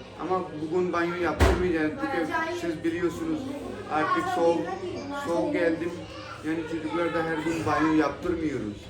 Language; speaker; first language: Turkish; non-native, learner; Urdu